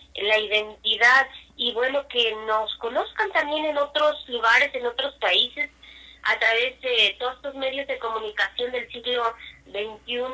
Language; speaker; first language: Spanish; non-native, local second language; Nahuatl languages